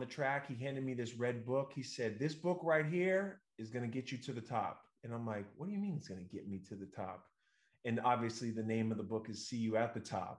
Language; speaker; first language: English; native; English